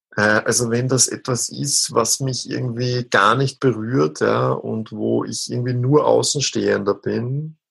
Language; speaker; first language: German; native; German